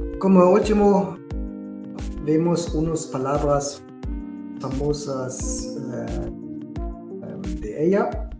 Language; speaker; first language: Spanish; non-native, learner; German